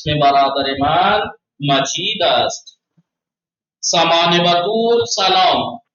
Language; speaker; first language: Persian; non-native, fluent; Urdu